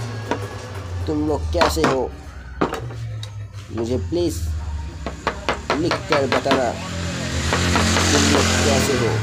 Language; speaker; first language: Hindi; non-native, local second language; Bangla